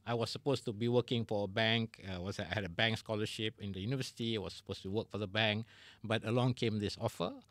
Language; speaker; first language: English; non-native, local second language; Malay